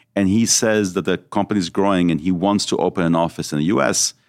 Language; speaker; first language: English; early bilingual, other home language; Hebrew